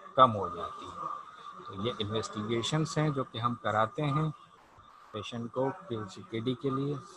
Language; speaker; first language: Urdu; native; Urdu